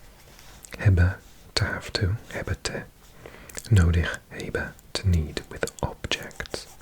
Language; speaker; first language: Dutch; non-native, learner; English